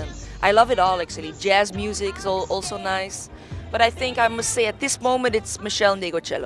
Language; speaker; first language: English; non-native, fluent; Dutch